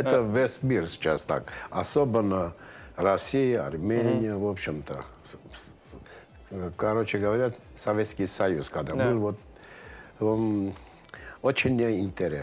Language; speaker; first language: Russian; non-native, local second language; Armenian